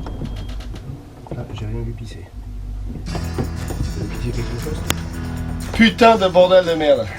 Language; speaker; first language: French; native; French